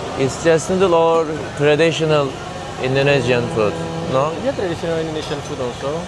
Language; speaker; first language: English; non-native, learner; Turkish